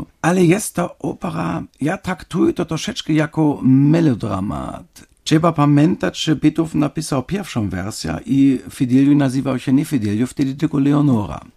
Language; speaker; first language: Polish; non-native, fluent; German